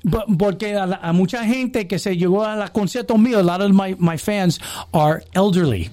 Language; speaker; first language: Spanish; early bilingual, heritage; Spanish